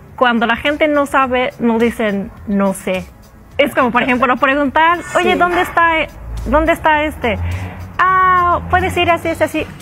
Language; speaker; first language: Spanish; non-native, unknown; Japanese